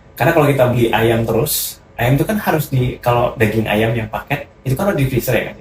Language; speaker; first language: Indonesian; native; Indonesian